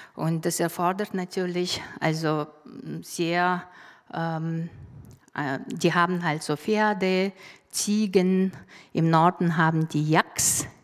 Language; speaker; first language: German; non-native, fluent; Mongolian